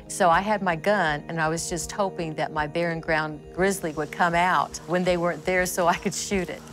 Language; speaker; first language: English; native; English